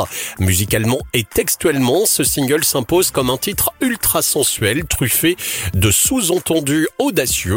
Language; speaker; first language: French; native; French